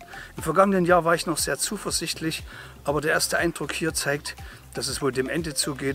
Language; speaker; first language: German; native; German